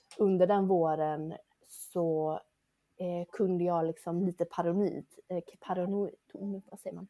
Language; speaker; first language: Swedish; early bilingual, other home language; Chinese